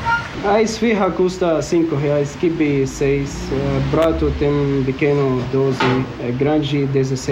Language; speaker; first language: Portuguese; non-native, learner; Arabic